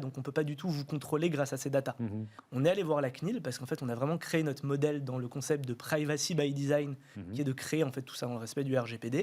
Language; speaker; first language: French; native; French